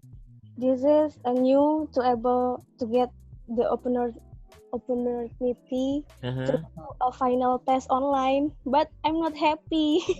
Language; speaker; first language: English; non-native, learner; Indonesian